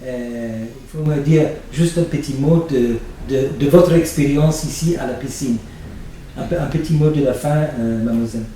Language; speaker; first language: French; non-native, fluent; English